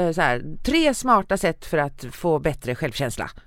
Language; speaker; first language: Swedish; native; Swedish